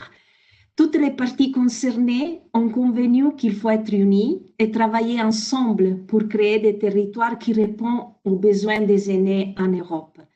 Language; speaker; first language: French; non-native, fluent; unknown